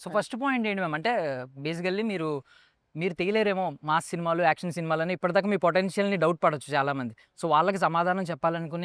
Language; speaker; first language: Telugu; native; Telugu